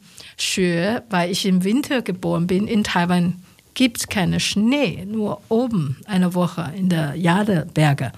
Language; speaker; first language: German; non-native, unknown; Chinese